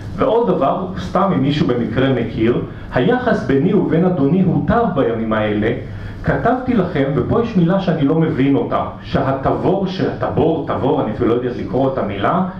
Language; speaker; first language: Hebrew; native; Hebrew